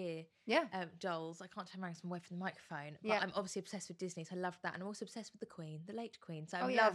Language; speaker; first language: English; native; English